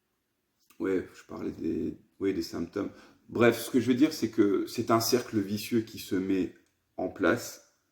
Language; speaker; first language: French; native; French